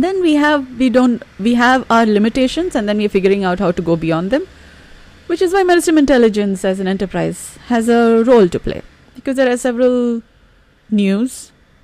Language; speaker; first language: English; non-native, local second language; Malayalam